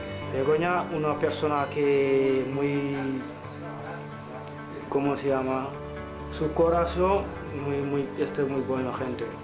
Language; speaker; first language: Spanish; non-native, learner; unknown